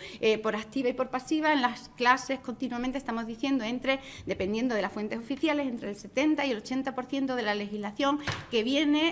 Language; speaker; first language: Spanish; native; Spanish